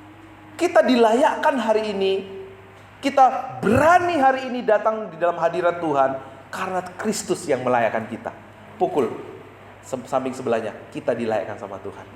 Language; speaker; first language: Indonesian; native; Indonesian